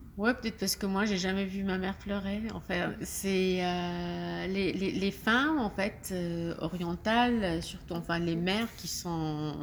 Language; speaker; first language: French; non-native, fluent; Arabic